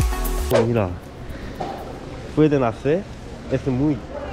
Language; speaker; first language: Spanish; non-native, learner; Korean